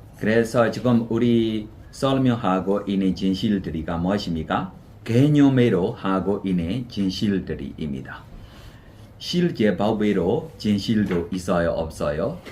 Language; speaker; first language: Korean; non-native, fluent; Burmese